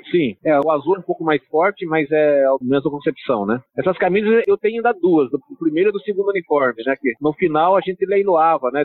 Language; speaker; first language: Portuguese; early bilingual, other home language; Italian